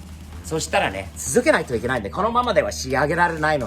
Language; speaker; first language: Japanese; non-native, fluent; English